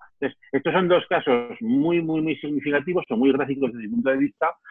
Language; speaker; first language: Spanish; native; Spanish